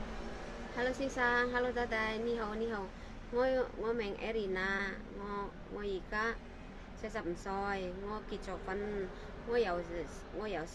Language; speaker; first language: Cantonese; non-native, fluent; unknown